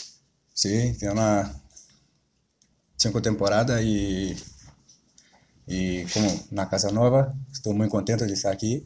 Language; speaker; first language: Spanish; non-native, learner; Portuguese